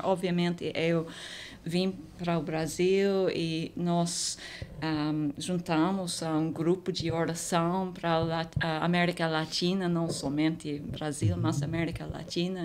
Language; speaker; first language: Portuguese; non-native, fluent; English